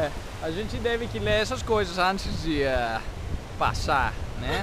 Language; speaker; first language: Portuguese; non-native, learner; Greek